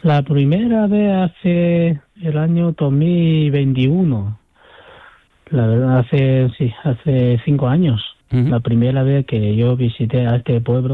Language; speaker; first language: Spanish; non-native, fluent; Chinese